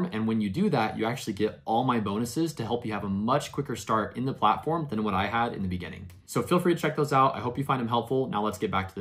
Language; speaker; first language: English; native; English